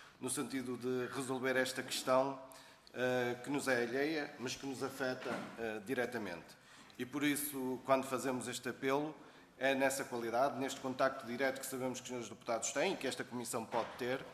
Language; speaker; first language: Portuguese; native; Portuguese